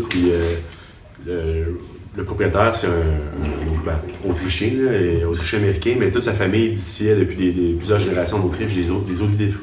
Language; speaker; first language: French; native; French